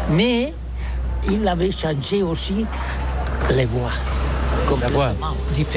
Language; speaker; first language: French; non-native, learner; Catalan